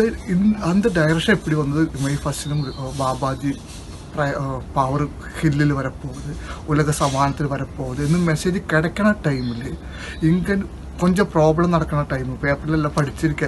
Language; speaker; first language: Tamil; non-native, learner; Malayalam